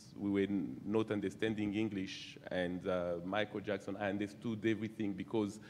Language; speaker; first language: English; non-native, fluent; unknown